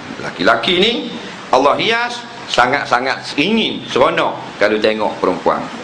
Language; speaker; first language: Malay; native; Malay